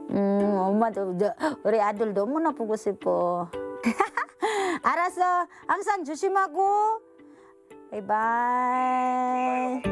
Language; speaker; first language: Korean; non-native, learner; Filipino